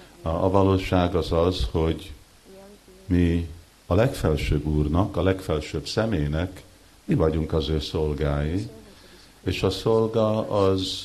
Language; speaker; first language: Hungarian; early bilingual, heritage; Hungarian